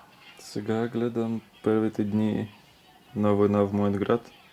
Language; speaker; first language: Bulgarian; non-native, learner; Russian